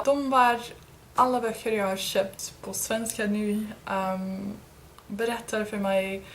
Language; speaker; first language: Swedish; non-native, learner; English